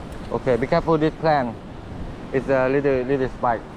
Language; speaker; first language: English; non-native, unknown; Thai